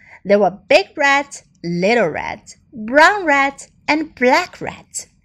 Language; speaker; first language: English; non-native, fluent; Chinese